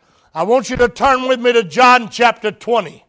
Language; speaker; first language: English; native; English